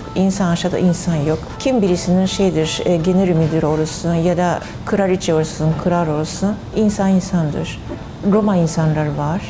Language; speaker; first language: Turkish; non-native, learner; Japanese